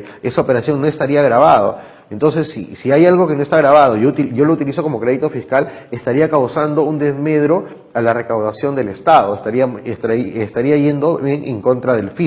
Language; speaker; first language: Spanish; native; Spanish